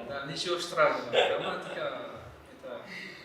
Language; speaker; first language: Russian; non-native, learner; Malay